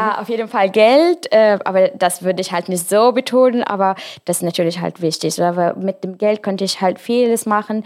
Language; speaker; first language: German; non-native, fluent; Arabic